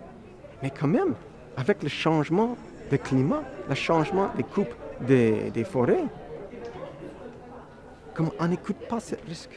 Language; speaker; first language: French; non-native, fluent; English